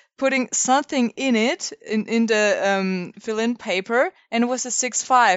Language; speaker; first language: English; non-native, fluent; German